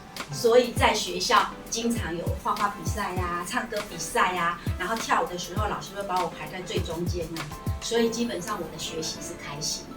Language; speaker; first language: Chinese; non-native, local second language; Min Nan Chinese